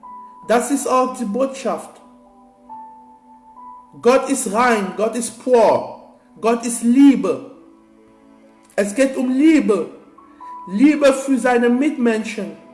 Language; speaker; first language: German; non-native, fluent; French